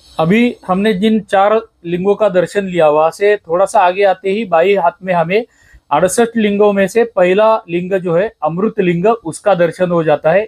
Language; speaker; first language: Hindi; non-native, local second language; Marathi